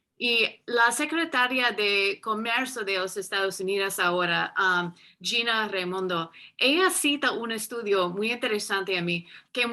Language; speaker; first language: Spanish; non-native, fluent; English